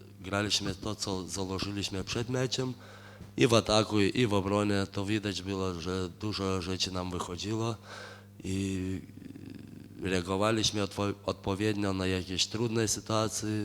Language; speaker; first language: Polish; non-native, fluent; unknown